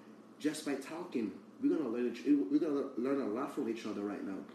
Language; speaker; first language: English; early bilingual, other home language; Portuguese